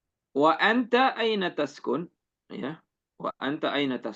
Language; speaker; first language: Arabic; non-native, fluent; Indonesian